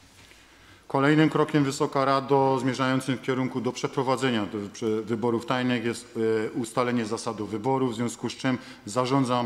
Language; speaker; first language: Polish; native; Polish